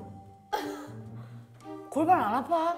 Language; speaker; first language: Korean; native; Korean